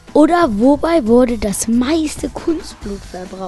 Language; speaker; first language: German; native; German